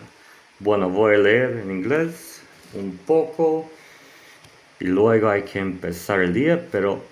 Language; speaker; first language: Spanish; non-native, learner; English